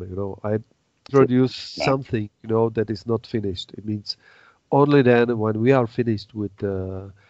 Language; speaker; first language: English; non-native, fluent; Czech